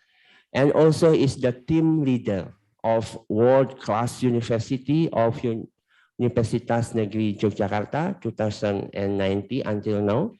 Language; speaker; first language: English; non-native, learner; Indonesian